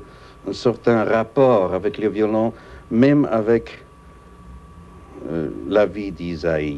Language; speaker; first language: French; non-native, fluent; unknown